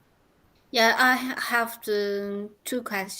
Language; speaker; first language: English; non-native, learner; Chinese